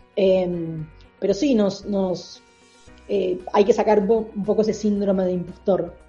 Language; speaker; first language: Spanish; native; Spanish